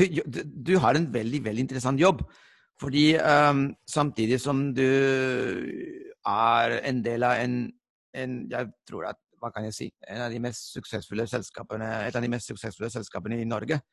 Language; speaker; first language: Norwegian; non-native, fluent; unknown